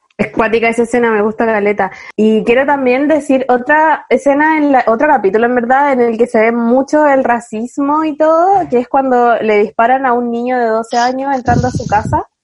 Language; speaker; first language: Spanish; native; Spanish